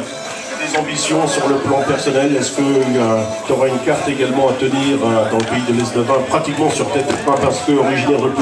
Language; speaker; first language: French; native; French